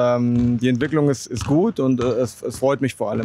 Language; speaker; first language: German; native; German